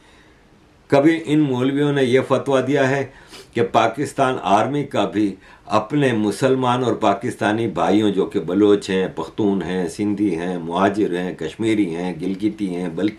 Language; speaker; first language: Urdu; native; Urdu